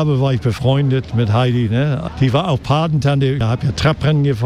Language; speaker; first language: German; native; German